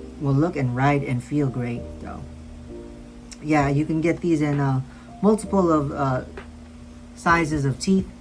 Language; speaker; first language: English; native; English